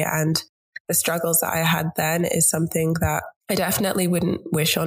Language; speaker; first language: English; native; English